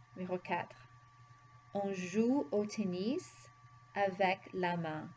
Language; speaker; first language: French; non-native, fluent; English